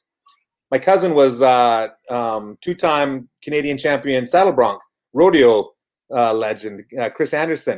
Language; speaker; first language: English; native; English